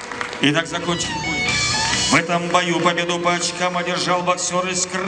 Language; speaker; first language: Russian; native; Russian